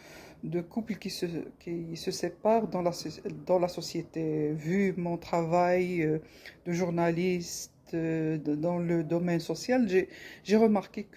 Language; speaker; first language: French; non-native, local second language; Arabic